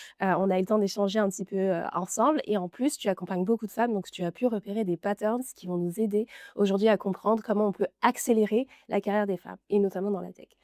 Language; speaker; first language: French; native; French